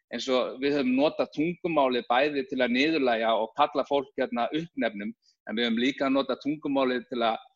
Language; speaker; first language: Icelandic; native; Icelandic